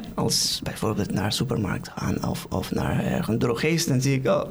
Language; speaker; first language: Dutch; non-native, fluent; Persian